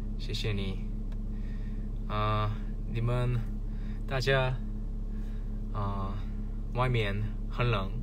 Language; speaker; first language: Chinese; non-native, learner; Korean